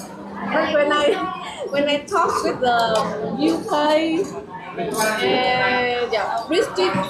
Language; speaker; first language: English; non-native, learner; Vietnamese